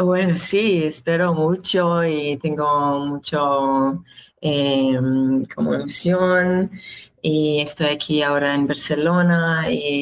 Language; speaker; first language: Spanish; non-native, learner; Hebrew